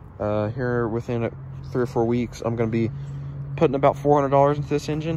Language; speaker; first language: English; native; English